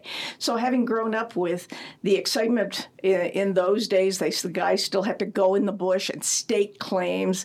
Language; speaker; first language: English; native; English